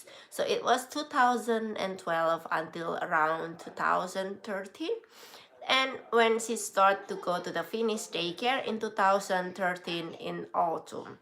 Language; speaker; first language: English; non-native, learner; Indonesian